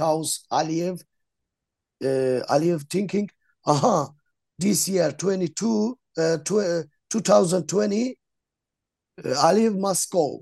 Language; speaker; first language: English; non-native, learner; Azerbaijani